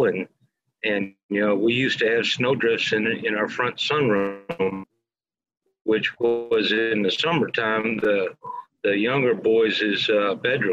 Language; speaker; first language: English; native; English